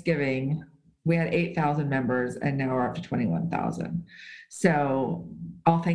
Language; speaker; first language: English; native; English